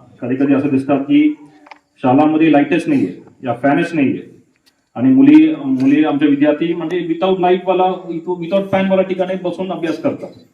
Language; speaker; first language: Marathi; non-native, learner; Hindi